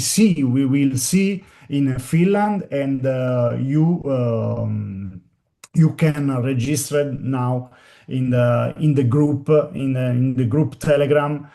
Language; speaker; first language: English; non-native, learner; Italian